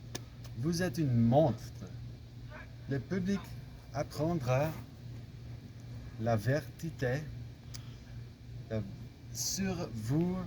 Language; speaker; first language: French; non-native, learner; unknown